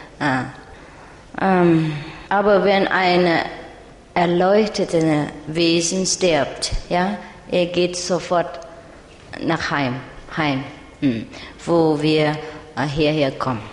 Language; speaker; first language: German; non-native, learner; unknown